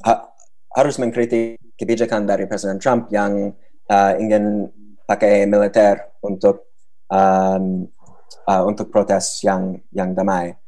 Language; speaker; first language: Indonesian; non-native, fluent; English